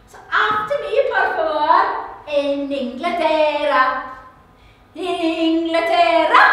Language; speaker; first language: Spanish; non-native, learner; English